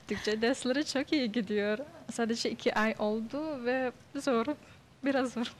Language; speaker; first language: Turkish; non-native, learner; Yakut